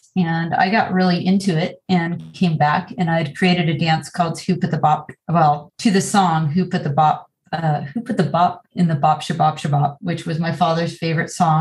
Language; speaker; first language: English; native; English